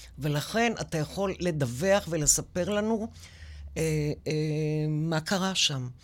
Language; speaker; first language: Hebrew; native; Hebrew